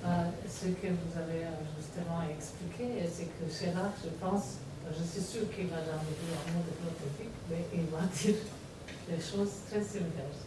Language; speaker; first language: French; non-native, fluent; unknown